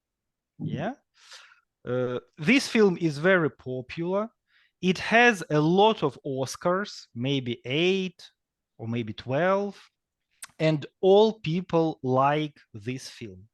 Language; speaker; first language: English; non-native, fluent; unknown